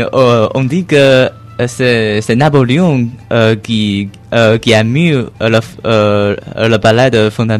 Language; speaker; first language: French; non-native, learner; Chinese